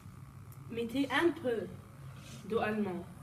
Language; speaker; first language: French; non-native, learner; English